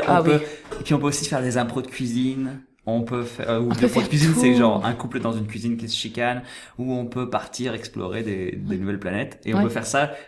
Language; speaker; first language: French; native; French